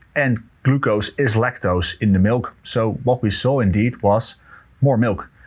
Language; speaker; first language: English; non-native, fluent; Dutch